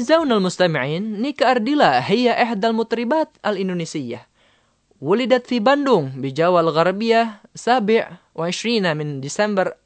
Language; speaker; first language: Arabic; non-native, fluent; Indonesian